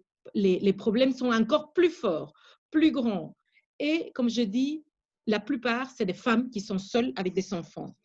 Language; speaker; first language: French; non-native, fluent; Spanish